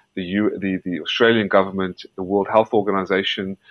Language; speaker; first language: English; native; English